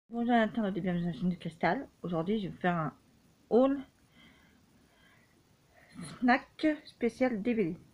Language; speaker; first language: French; native; French